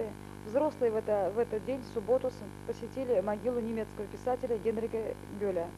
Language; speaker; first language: Russian; native; Russian